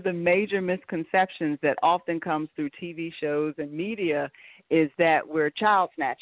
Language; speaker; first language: English; native; English